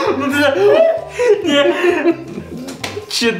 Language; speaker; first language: Russian; native; Russian